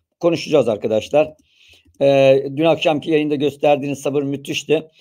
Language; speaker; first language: Turkish; native; Turkish